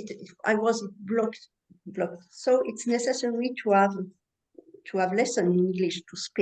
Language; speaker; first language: English; non-native, learner; French